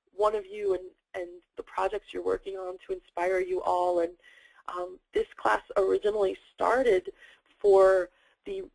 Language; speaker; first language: English; native; English